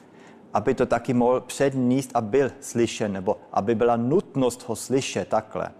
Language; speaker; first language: Czech; early bilingual, heritage; Czech